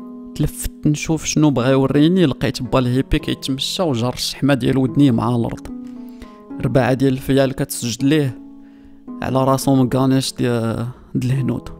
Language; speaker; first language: Arabic; native; Arabic